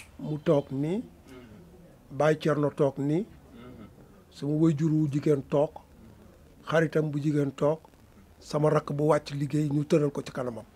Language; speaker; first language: Wolof; native; Wolof